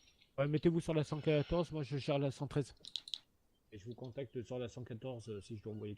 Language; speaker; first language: French; native; French